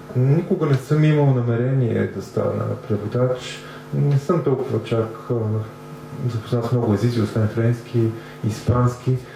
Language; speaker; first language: Bulgarian; non-native, fluent; English